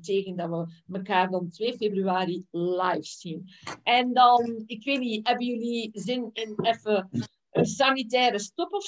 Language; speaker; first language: Dutch; native; Dutch